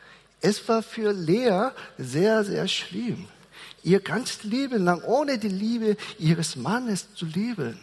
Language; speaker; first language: German; non-native, fluent; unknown